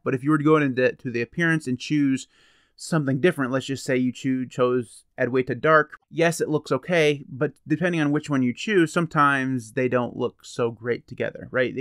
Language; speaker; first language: English; native; English